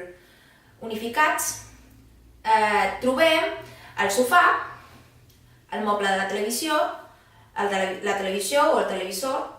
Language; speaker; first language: Catalan; non-native, fluent; Spanish